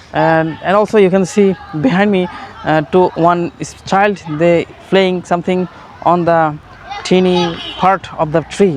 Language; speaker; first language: English; non-native, learner; Bangla